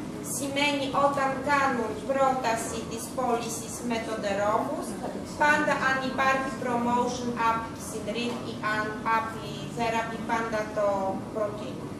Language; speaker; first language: Greek; non-native, learner; Russian